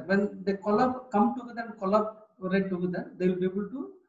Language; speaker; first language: English; non-native, local second language; Telugu